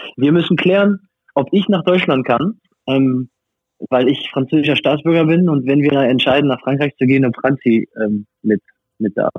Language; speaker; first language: German; non-native, fluent; French